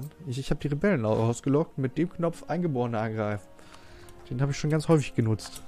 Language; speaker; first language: German; native; German